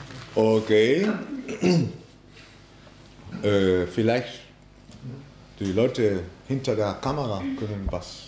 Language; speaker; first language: German; non-native, learner; Spanish